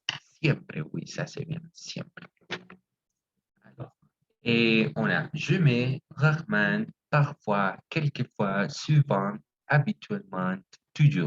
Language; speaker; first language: French; non-native, fluent; Spanish